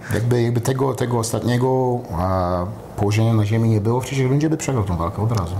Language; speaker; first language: Polish; early bilingual, heritage; Polish